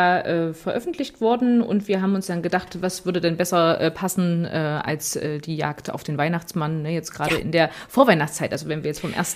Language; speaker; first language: German; native; German